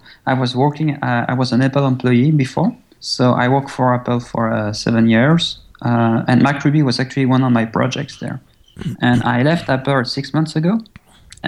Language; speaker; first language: English; non-native, fluent; French